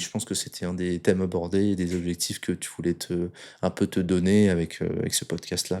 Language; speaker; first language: French; native; French